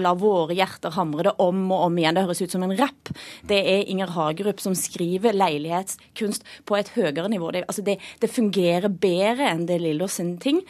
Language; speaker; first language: Norwegian; native; Norwegian